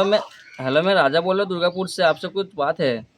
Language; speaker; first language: Hindi; non-native, local second language; Bangla